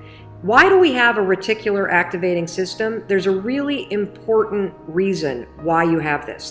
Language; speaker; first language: English; native; English